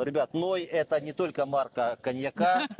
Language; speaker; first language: Russian; native; Russian